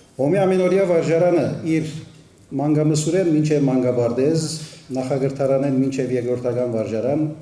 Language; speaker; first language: Armenian; early bilingual, heritage; Armenian